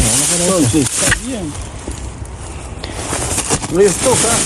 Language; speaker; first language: Spanish; non-native, learner; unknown